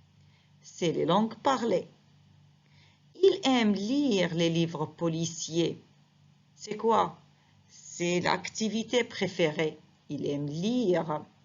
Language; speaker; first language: French; non-native, fluent; Arabic